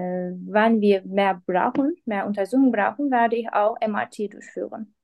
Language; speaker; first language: German; non-native, learner; Turkish